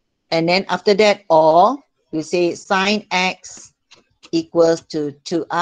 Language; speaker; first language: English; non-native, local second language; Malay